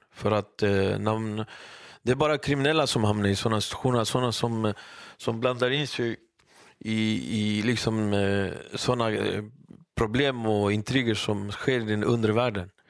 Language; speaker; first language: Swedish; early bilingual, other home language; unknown